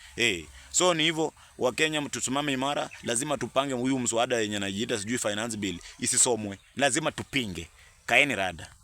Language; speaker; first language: Swahili; non-native, local second language; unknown